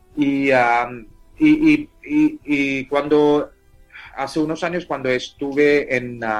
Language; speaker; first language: Spanish; non-native, fluent; Tamil